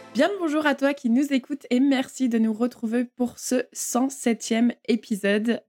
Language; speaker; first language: French; native; French